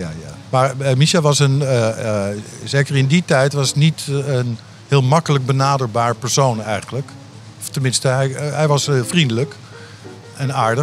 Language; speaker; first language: Dutch; native; Dutch